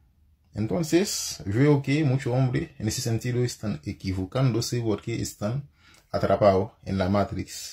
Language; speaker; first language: Spanish; non-native, fluent; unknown